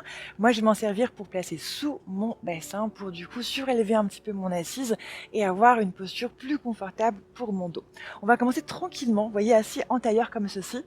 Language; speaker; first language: French; native; French